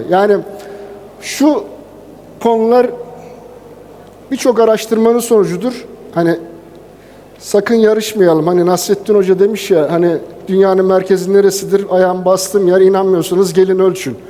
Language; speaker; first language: Turkish; native; Turkish